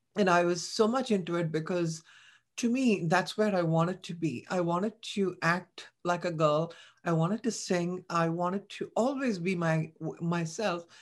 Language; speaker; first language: English; non-native, local second language; Tamil